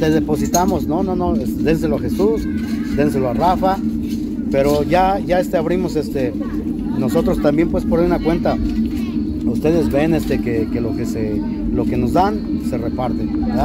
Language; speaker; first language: Spanish; native; Spanish